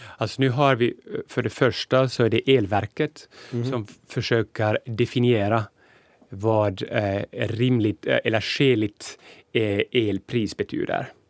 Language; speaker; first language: Swedish; non-native, local second language; Finnish